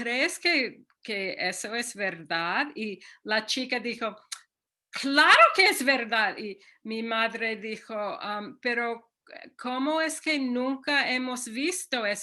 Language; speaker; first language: Spanish; non-native, fluent; English